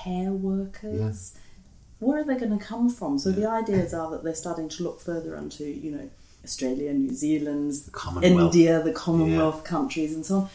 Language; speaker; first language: English; native; English